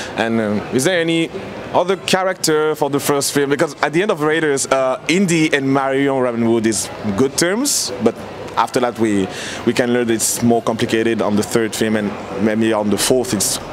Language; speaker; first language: English; non-native, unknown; French